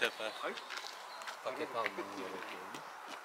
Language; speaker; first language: Turkish; native; Turkish